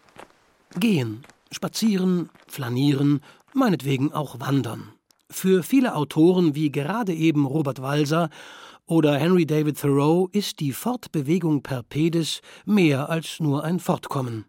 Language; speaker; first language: German; native; German